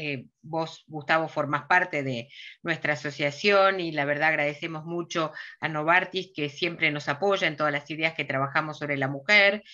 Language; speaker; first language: Spanish; native; Spanish